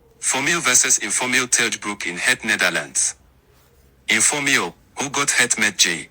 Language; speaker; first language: Dutch; non-native, learner; English